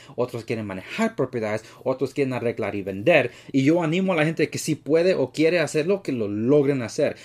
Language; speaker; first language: Spanish; early bilingual, heritage; Spanish